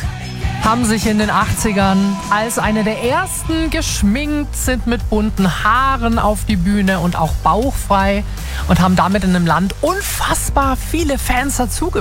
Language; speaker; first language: German; native; German